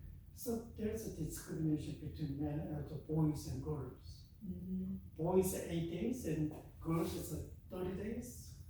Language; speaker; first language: English; non-native, fluent; Korean